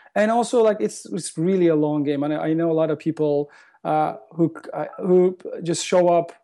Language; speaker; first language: English; non-native, fluent; Turkish